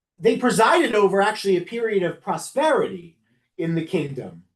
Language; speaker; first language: English; native; English